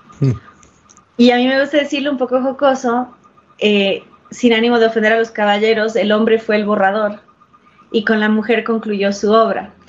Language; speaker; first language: Spanish; early bilingual, heritage; English